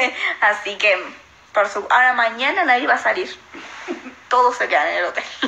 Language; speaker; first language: Spanish; native; Spanish